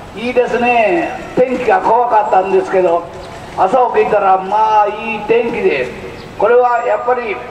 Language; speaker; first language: Japanese; native; Japanese